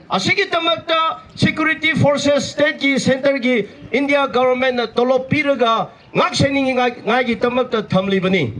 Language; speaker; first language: Manipuri; non-native, local second language; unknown